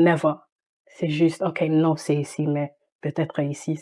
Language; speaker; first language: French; early bilingual, heritage; French